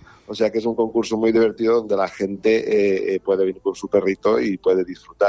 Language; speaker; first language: Spanish; native; Spanish